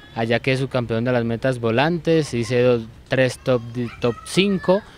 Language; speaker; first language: Spanish; native; Spanish